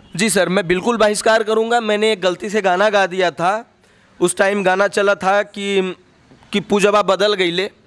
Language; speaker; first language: Hindi; native; Hindi